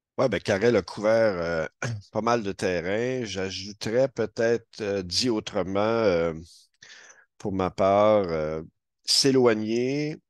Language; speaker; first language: French; native; French